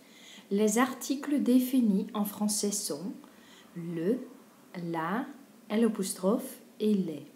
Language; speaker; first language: French; non-native, fluent; Dutch